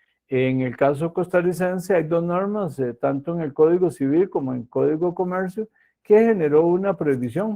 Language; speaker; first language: Spanish; native; Spanish